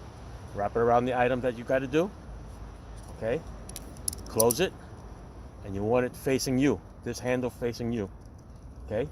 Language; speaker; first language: English; native; English